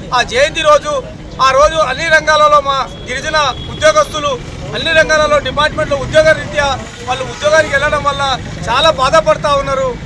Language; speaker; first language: Telugu; non-native, local second language; Lambadi